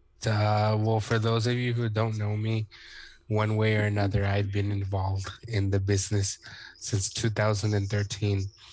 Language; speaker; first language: English; early bilingual, other home language; Spanish